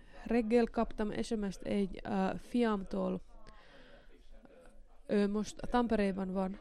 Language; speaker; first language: Hungarian; non-native, learner; Finnish